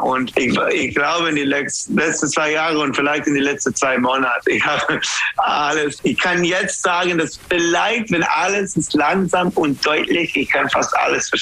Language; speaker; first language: German; non-native, learner; English